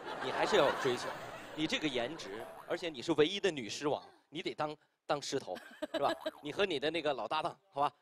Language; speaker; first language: Chinese; native; Chinese